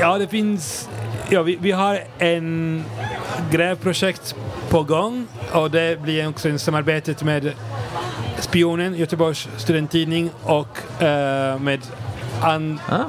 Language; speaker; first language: Swedish; non-native, fluent; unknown